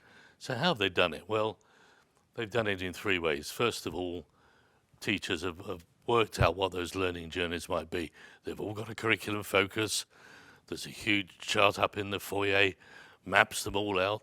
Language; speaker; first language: English; native; English